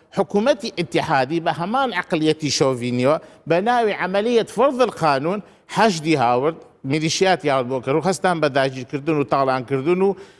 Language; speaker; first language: Central Kurdish; non-native, local second language; Turkish